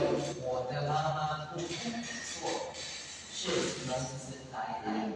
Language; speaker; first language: Chinese; non-native, learner; Indonesian